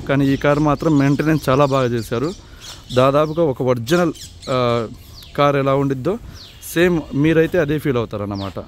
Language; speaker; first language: Telugu; native; Telugu